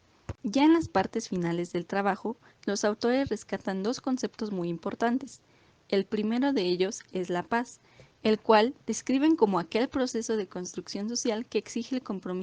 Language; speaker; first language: Spanish; native; Spanish